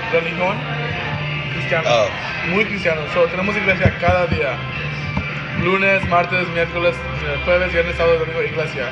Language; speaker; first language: Spanish; early bilingual, heritage; Spanish